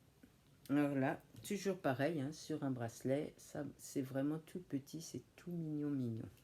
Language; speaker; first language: French; native; French